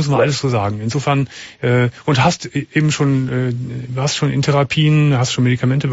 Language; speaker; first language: German; native; German